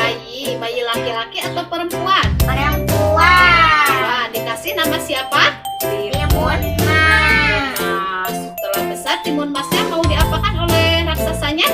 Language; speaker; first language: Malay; non-native, local second language; Sundanese